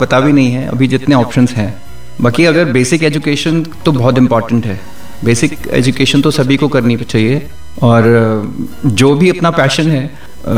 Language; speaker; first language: Hindi; native; Hindi